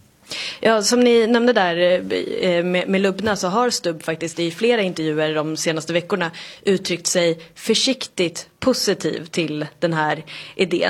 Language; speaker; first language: Swedish; native; Swedish